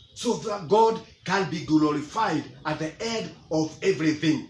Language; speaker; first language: English; non-native, local second language; Swahili